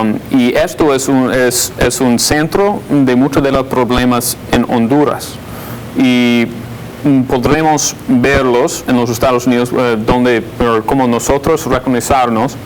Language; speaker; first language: Spanish; non-native, fluent; English